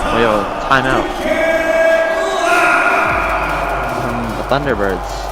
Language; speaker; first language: English; native; English